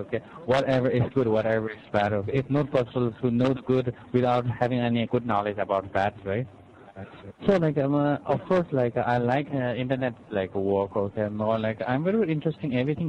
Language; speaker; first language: English; non-native, fluent; Chinese